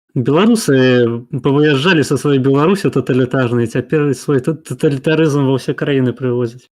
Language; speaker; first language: Belarusian; non-native, local second language; Russian